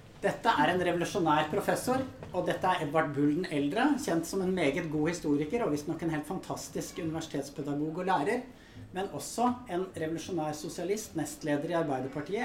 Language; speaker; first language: Norwegian; native; Norwegian